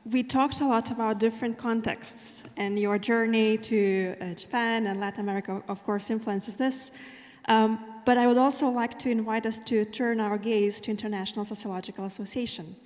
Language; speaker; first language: English; non-native, fluent; Lithuanian